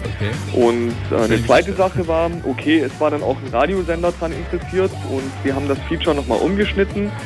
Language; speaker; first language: German; native; German